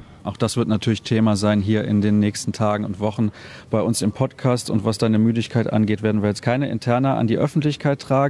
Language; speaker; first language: German; native; German